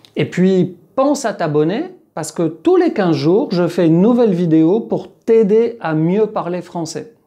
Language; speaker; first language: French; native; French